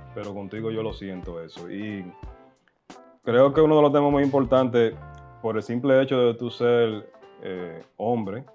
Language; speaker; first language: Spanish; early bilingual, heritage; Spanish